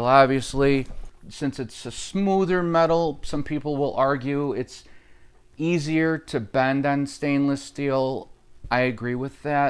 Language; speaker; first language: English; native; English